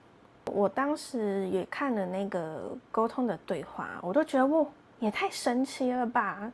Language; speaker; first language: Chinese; native; Chinese